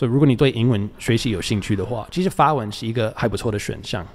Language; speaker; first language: Chinese; non-native, fluent; English